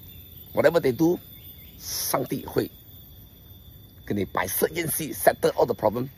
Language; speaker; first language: English; non-native, fluent; Chinese